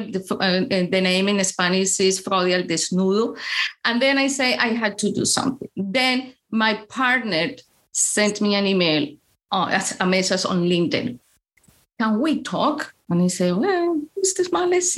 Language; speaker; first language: English; non-native, fluent; Spanish